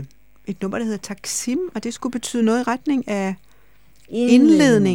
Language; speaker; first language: Danish; native; Danish